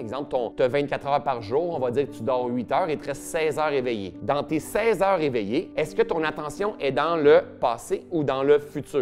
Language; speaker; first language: French; native; French